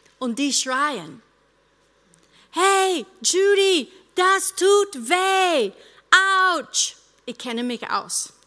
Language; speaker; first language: German; non-native, fluent; English